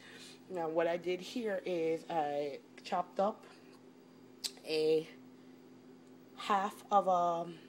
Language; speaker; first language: English; native; English